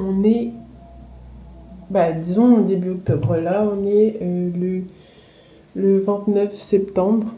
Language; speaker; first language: French; native; French